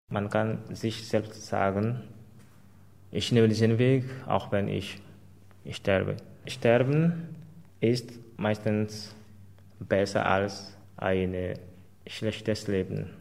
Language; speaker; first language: German; non-native, fluent; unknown